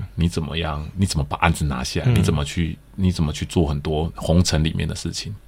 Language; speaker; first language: Chinese; native; Chinese